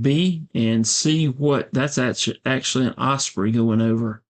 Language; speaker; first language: English; native; English